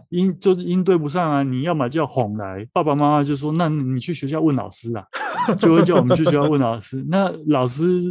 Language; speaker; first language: Chinese; non-native, local second language; Min Nan Chinese